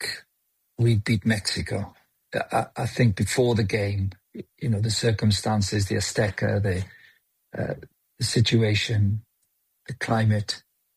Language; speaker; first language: English; native; English